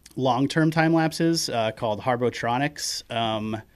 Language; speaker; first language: English; native; English